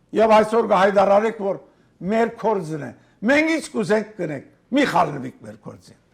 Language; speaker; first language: Armenian; early bilingual, heritage; Armenian